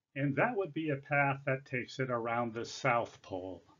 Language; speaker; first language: English; native; English